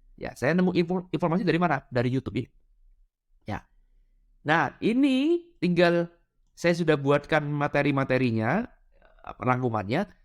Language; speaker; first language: Indonesian; non-native, local second language; Madurese